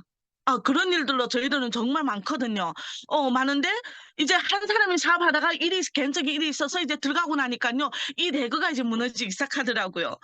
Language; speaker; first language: Korean; early bilingual, heritage; Korean